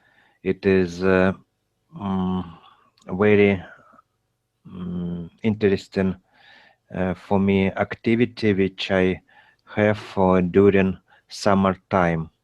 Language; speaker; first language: English; non-native, learner; Russian